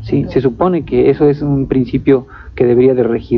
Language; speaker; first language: Spanish; native; Spanish